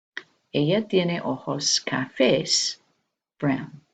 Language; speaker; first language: Spanish; non-native, fluent; English